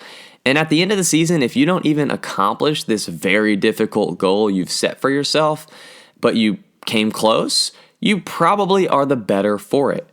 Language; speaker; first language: English; native; English